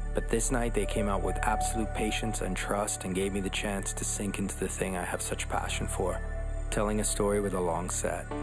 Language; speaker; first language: English; native; English